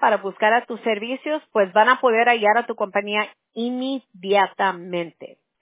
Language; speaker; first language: Spanish; early bilingual, heritage; Spanish